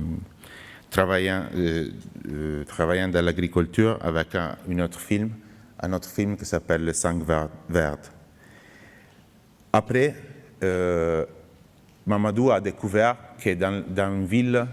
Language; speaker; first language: French; non-native, fluent; Italian